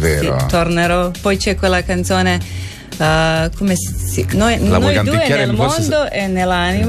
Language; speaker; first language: Italian; non-native, learner; Croatian